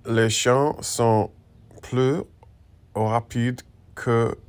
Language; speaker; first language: French; non-native, learner; English